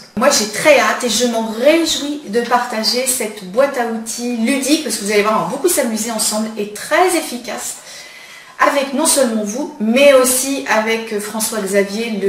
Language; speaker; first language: French; native; French